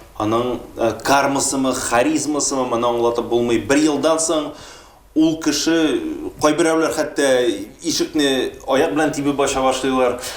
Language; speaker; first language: Tatar; native; Tatar